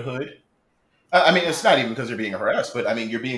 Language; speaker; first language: English; native; English